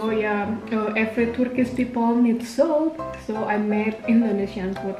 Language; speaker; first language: English; non-native, learner; Indonesian